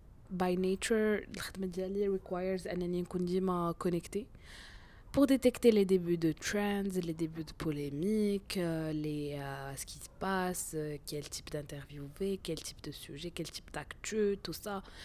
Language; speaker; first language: French; non-native, local second language; Arabic